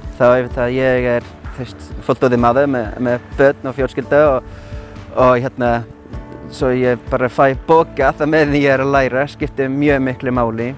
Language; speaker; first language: Icelandic; non-native, fluent; English